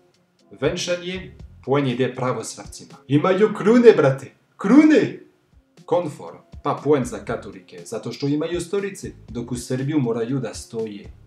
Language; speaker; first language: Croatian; non-native, fluent; French